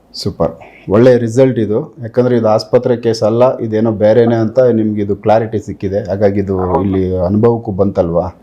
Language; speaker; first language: Kannada; native; Kannada